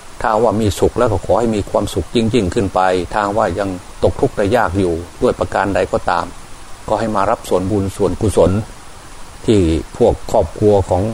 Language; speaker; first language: Thai; native; Thai